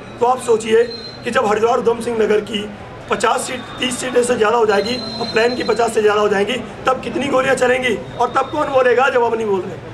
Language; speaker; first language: Hindi; non-native, local second language; Garhwali